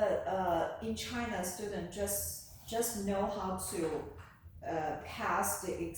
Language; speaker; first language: English; non-native, learner; Chinese